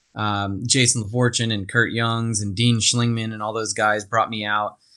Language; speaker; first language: English; native; English